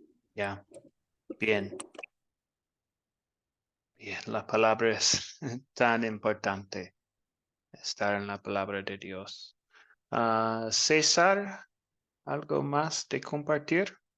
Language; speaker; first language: Spanish; non-native, fluent; English